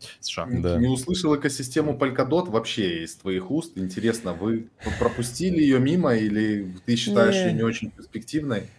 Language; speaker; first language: Russian; native; Russian